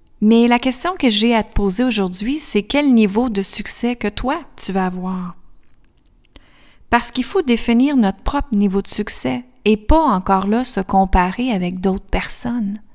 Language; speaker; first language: French; native; French